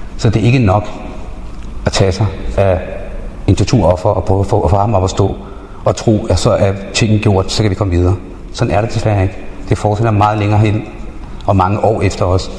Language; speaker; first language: Danish; early bilingual, other home language; Spanish